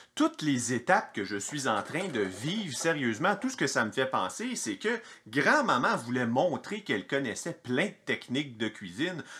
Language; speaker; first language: French; native; French